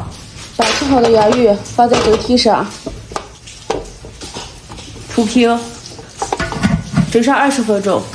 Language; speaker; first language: Chinese; native; Chinese